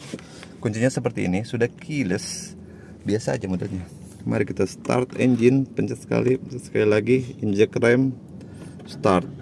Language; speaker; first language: Indonesian; native; Indonesian